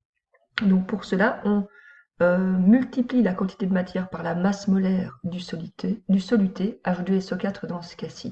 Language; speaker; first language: French; native; French